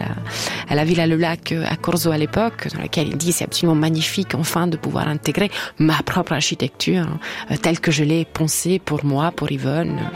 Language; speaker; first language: French; native; French